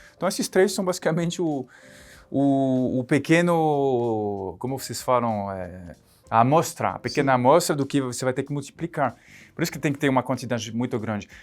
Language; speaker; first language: Portuguese; non-native, fluent; French